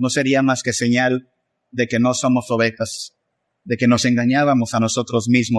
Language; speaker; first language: Spanish; native; Spanish